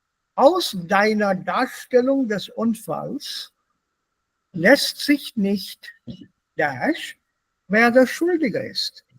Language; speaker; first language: German; non-native, fluent; Hindi